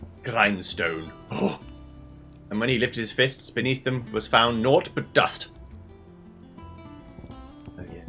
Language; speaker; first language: English; native; English